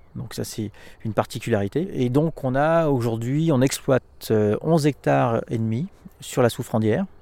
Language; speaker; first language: French; native; French